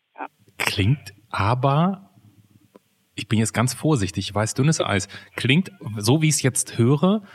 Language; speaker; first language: German; native; German